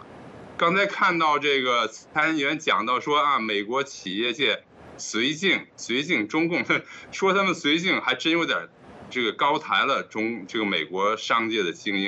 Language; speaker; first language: Chinese; native; Chinese